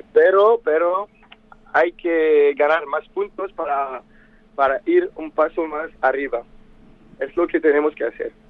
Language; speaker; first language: Spanish; non-native, fluent; French